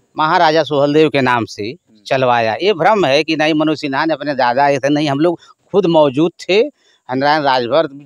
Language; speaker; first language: Hindi; native; Hindi